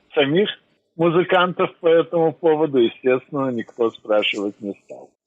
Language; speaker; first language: Russian; native; Russian